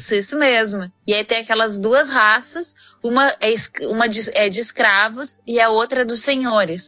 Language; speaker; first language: Portuguese; native; Portuguese